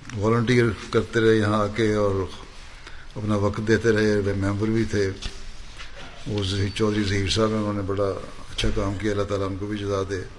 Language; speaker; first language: Urdu; native; Urdu